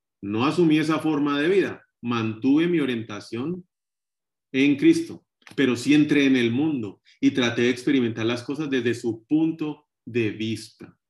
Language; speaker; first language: Spanish; native; Spanish